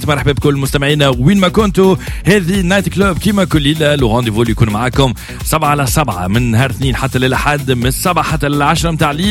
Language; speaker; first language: Arabic; native; Arabic